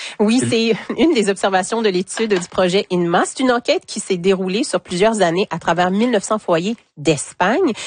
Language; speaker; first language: French; native; French